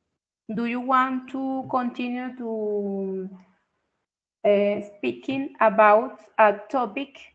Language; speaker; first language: English; non-native, fluent; Spanish